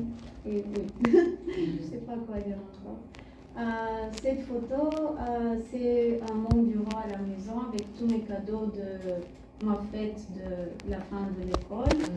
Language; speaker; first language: French; non-native, learner; Bulgarian